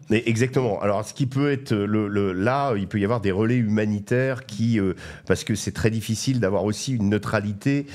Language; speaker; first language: French; native; French